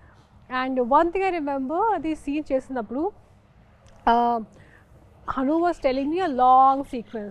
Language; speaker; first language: Telugu; non-native, local second language; Hindi